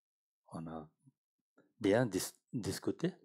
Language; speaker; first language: French; non-native, learner; Tibetan